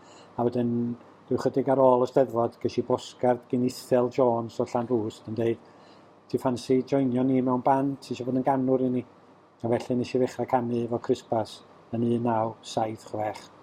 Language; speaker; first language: Welsh; native; Welsh